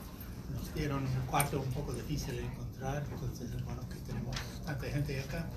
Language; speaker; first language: Spanish; non-native, fluent; English